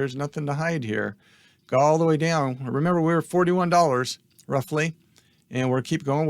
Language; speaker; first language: English; native; English